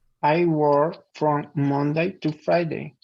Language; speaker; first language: English; non-native, learner; Spanish